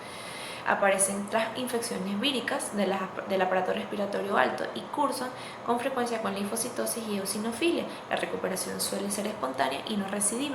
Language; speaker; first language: Spanish; native; Spanish